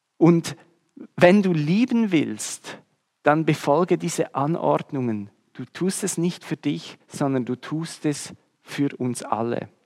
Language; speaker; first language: German; native; German